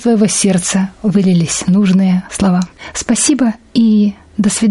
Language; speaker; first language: Russian; native; Russian